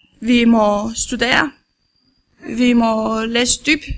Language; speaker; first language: Danish; non-native, learner; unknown